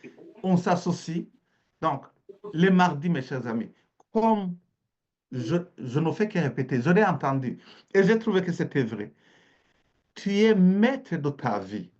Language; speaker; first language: French; native; French